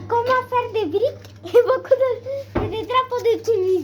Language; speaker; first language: French; non-native, learner; Spanish